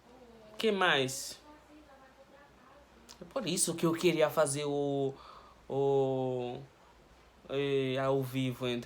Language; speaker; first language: Portuguese; non-native, learner; Haitian Creole